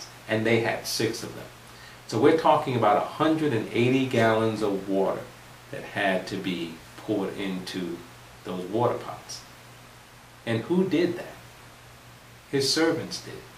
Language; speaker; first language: English; native; English